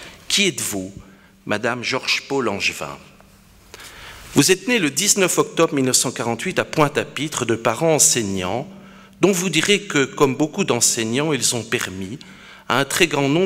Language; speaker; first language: French; native; French